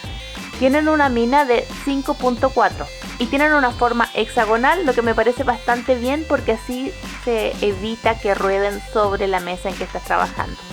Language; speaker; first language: Spanish; native; Spanish